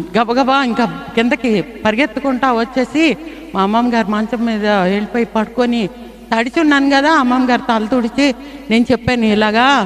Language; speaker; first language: Telugu; non-native, fluent; Bangla